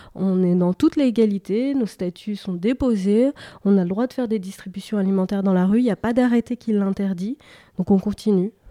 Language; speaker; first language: French; native; French